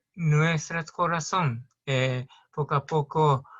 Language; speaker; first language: Spanish; non-native, learner; Japanese